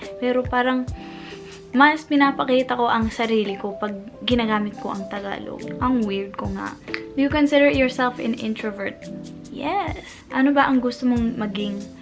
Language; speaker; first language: Filipino; non-native, fluent; English